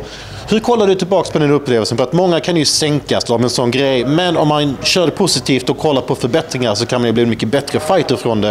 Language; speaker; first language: Swedish; native; Swedish